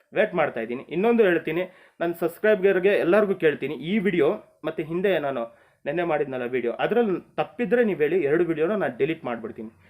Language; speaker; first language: Kannada; non-native, local second language; Marathi